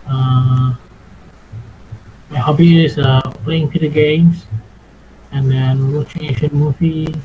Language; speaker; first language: English; non-native, fluent; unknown